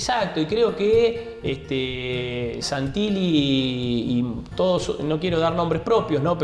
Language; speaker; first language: Spanish; native; Spanish